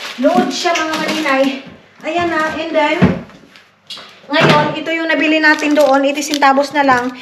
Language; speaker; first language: Filipino; non-native, local second language; Cebuano